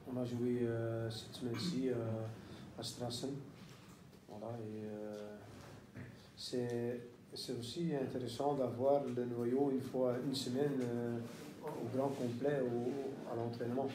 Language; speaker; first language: French; non-native, local second language; Dutch